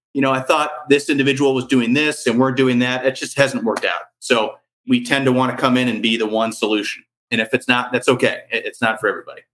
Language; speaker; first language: English; native; English